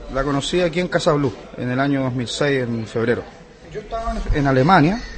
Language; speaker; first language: Spanish; native; Spanish